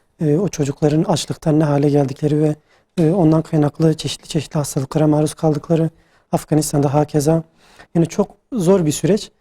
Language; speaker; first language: Turkish; native; Turkish